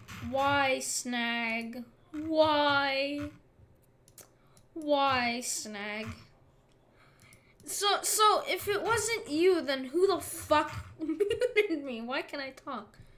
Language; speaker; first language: English; native; English